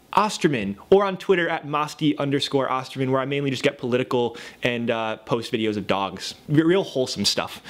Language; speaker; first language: English; native; English